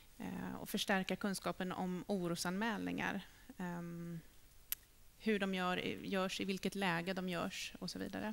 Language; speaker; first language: Swedish; native; Swedish